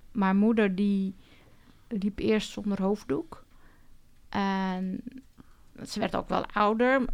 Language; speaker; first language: Dutch; early bilingual, other home language; Turkish